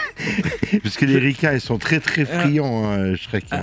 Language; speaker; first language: French; native; French